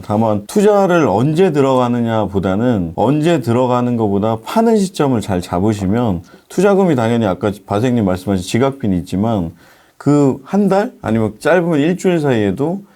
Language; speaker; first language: Korean; native; Korean